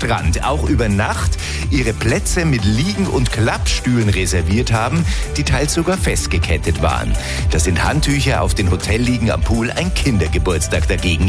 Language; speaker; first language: German; native; German